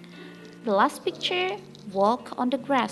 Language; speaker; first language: English; non-native, fluent; Indonesian